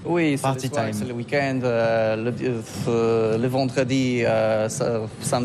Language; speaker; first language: French; non-native, learner; Polish